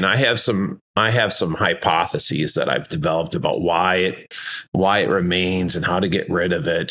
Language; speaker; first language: English; native; English